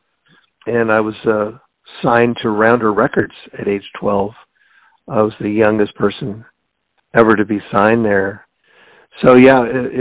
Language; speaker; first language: English; native; English